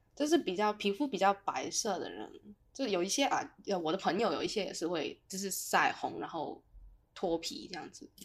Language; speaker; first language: Chinese; non-native, local second language; Cantonese